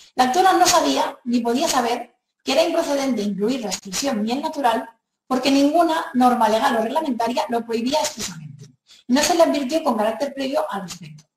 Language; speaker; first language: Spanish; non-native, local second language; Catalan